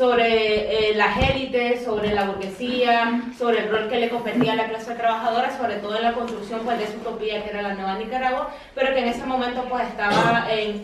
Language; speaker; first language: Spanish; native; Spanish